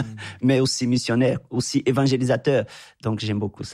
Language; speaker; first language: French; non-native, fluent; Portuguese